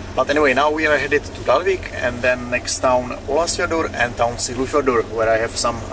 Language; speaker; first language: English; non-native, fluent; Czech